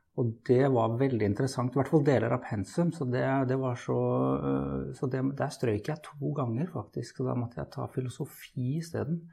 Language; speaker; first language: Norwegian; native; Norwegian